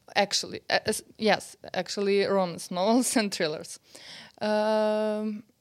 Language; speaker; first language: English; non-native, fluent; Serbian